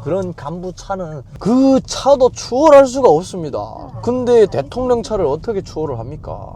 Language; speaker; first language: Korean; native; Korean